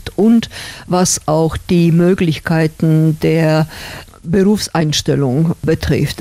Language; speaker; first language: German; non-native, fluent; Slovak